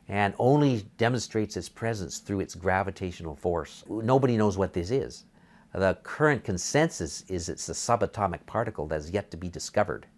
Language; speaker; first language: English; native; English